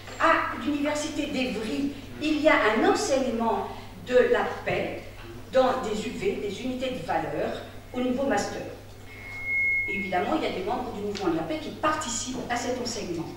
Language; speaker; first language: French; native; French